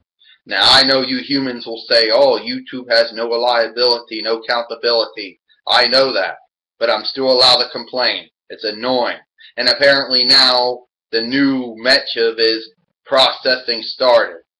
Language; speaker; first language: English; native; English